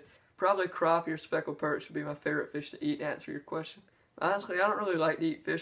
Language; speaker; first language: English; native; English